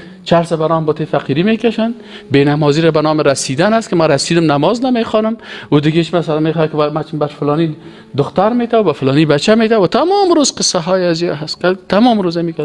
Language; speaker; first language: Persian; native; Persian